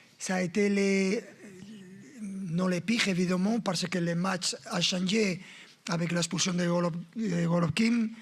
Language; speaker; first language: French; non-native, fluent; Spanish